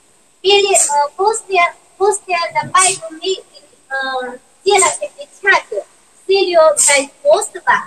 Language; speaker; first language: Russian; non-native, learner; Chinese